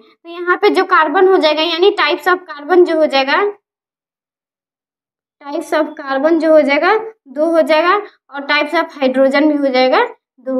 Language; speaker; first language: Hindi; native; Hindi